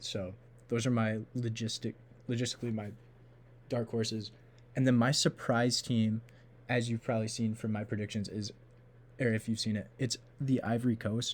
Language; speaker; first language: English; native; English